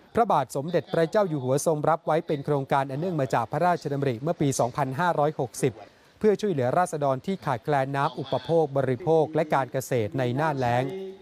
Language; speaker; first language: Thai; native; Thai